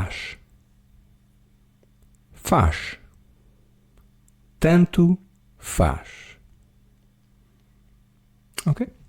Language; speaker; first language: Portuguese; non-native, learner; English